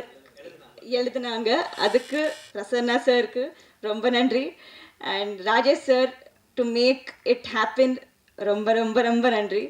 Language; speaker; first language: Tamil; non-native, learner; Telugu